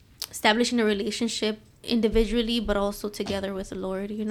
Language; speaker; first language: English; early bilingual, other home language; Spanish